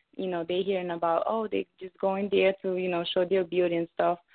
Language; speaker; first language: English; early bilingual, other home language; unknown